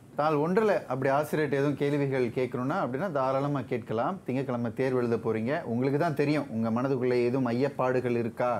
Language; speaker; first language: Tamil; native; Tamil